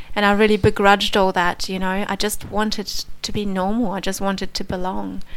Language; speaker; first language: English; non-native, fluent; Polish